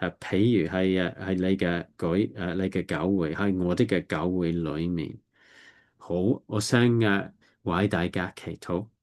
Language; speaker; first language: Cantonese; non-native, learner; English